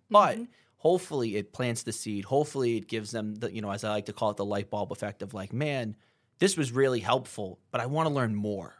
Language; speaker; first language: English; native; English